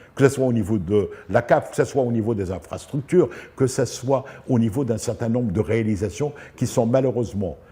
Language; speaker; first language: French; non-native, local second language; Arabic